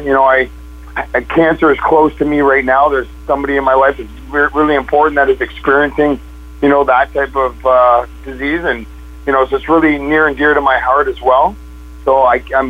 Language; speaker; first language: English; native; English